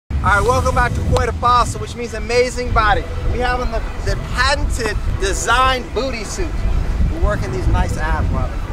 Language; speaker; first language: English; non-native, fluent; Portuguese